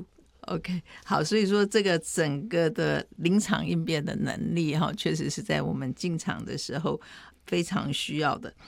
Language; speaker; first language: Chinese; native; Chinese